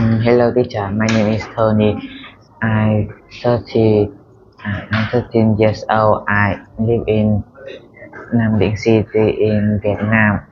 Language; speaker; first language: English; non-native, learner; Vietnamese